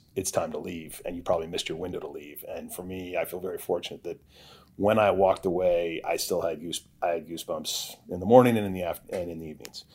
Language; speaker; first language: English; native; English